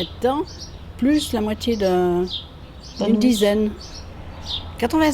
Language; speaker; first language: French; native; French